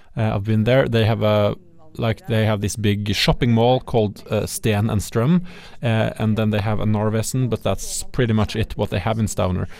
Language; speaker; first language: English; non-native, fluent; Norwegian